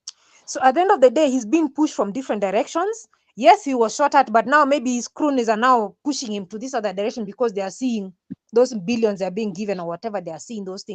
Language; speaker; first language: English; non-native, local second language; Swahili